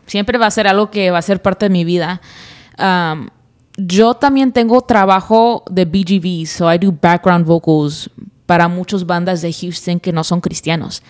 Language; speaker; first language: Spanish; early bilingual, heritage; Spanish